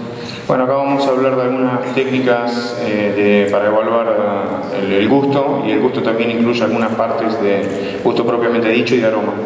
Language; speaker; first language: Spanish; native; Spanish